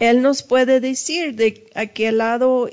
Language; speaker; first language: Spanish; early bilingual, heritage; Spanish